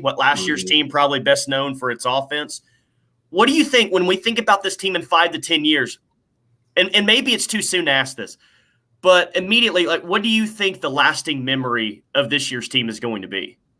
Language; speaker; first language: English; native; English